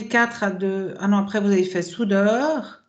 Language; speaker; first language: French; native; French